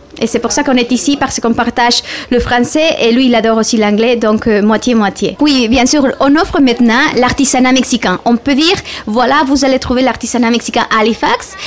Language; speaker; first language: French; non-native, fluent; Spanish